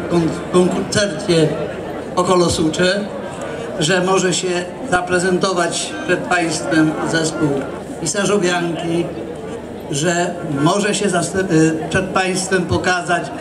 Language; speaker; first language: Polish; native; Polish